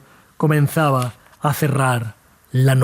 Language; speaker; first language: Spanish; native; Spanish